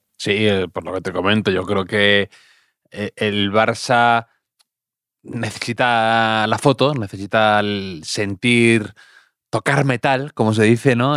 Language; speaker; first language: Spanish; native; Spanish